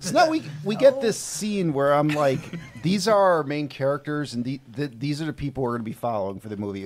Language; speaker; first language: English; native; English